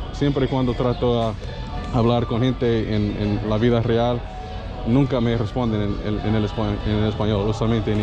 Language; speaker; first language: Spanish; non-native, learner; English